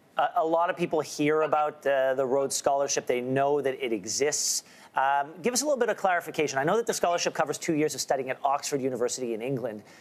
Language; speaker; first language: English; native; English